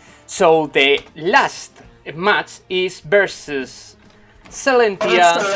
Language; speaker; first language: English; non-native, learner; Spanish